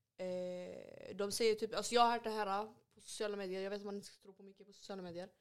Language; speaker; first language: Swedish; early bilingual, other home language; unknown